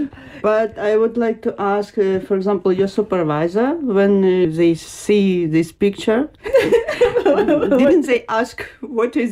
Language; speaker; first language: English; non-native, learner; Ukrainian